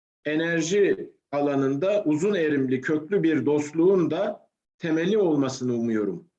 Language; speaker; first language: Turkish; native; Turkish